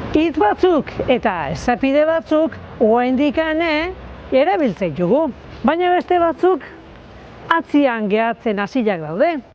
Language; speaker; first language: Basque; native; Basque